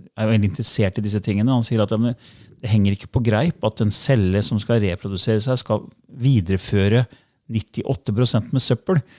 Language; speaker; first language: Norwegian; native; Norwegian